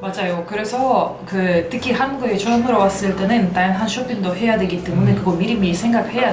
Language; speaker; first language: Korean; non-native, fluent; Russian